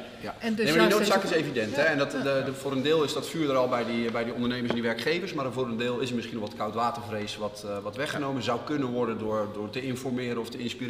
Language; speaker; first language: Dutch; native; Dutch